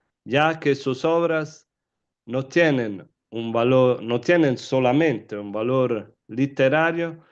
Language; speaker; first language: Spanish; non-native, fluent; Italian